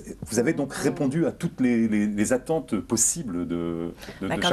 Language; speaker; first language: French; native; French